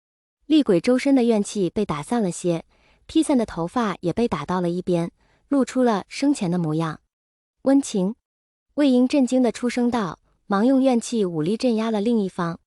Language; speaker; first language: Chinese; native; Chinese